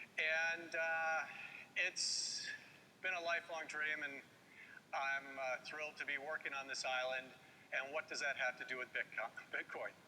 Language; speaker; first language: English; native; English